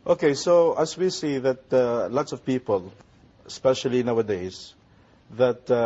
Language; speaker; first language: English; non-native, local second language; Filipino